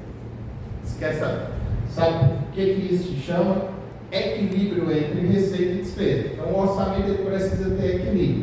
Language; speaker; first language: Portuguese; native; Portuguese